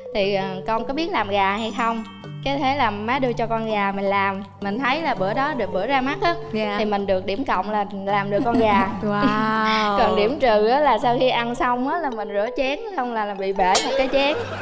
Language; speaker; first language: Vietnamese; native; Vietnamese